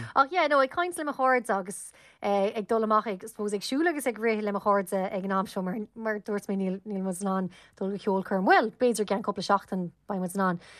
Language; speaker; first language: Irish; non-native, local second language; English